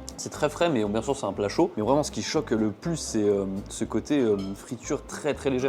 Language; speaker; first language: French; native; French